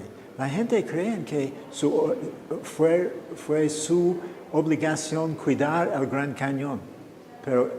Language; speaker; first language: Spanish; non-native, fluent; English